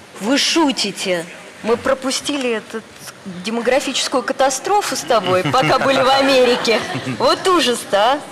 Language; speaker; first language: Russian; native; Russian